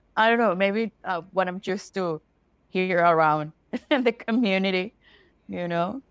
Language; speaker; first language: English; non-native, fluent; Spanish